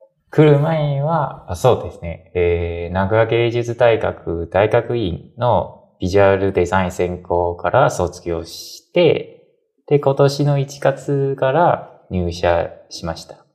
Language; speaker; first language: Japanese; non-native, fluent; Chinese